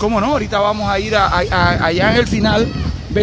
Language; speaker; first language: Spanish; native; Spanish